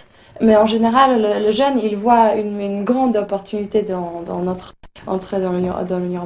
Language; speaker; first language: French; non-native, fluent; Polish